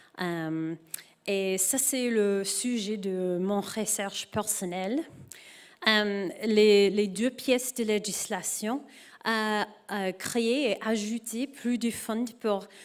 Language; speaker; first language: French; non-native, learner; English